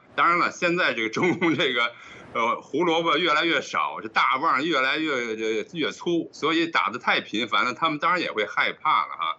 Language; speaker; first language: Chinese; native; Chinese